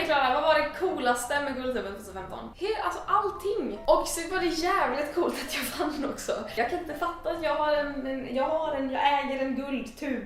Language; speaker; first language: Swedish; native; Swedish